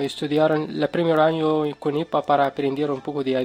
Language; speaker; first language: Spanish; non-native, learner; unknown